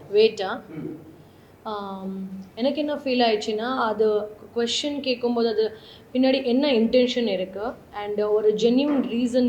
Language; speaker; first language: Tamil; non-native, learner; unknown